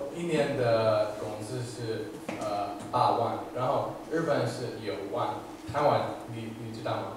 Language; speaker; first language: Chinese; non-native, fluent; English